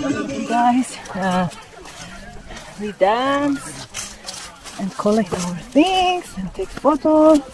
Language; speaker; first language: English; non-native, learner; Kurdish